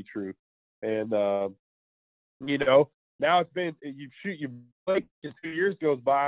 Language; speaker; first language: English; native; English